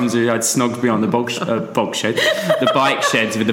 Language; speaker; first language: English; native; English